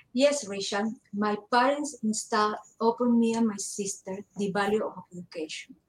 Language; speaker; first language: English; non-native, learner; Spanish